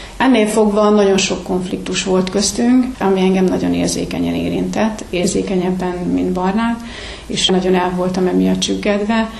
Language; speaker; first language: Hungarian; native; Hungarian